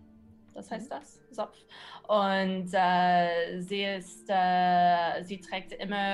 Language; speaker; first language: German; non-native, learner; English